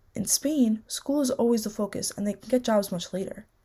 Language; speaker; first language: English; native; English